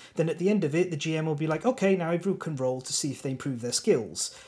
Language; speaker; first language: English; non-native, local second language; Welsh